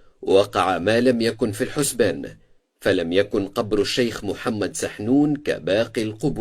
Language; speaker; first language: Arabic; native; Arabic